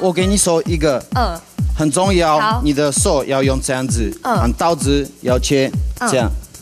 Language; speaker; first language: Chinese; non-native, fluent; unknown